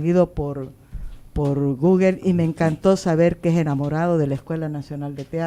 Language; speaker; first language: Spanish; native; Spanish